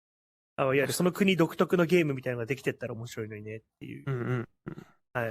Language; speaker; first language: Japanese; native; Japanese